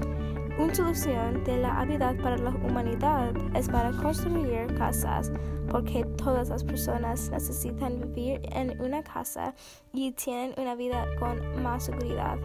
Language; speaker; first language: Spanish; non-native, learner; English